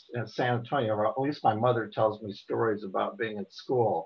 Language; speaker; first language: English; native; English